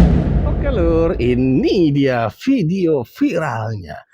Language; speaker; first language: Indonesian; native; Indonesian